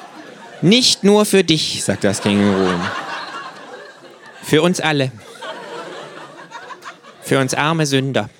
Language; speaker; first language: German; native; German